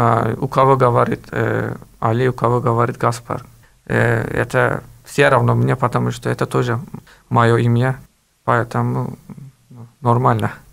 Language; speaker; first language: Russian; non-native, learner; Turkish